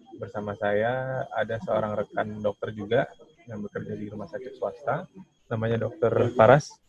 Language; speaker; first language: Indonesian; native; Indonesian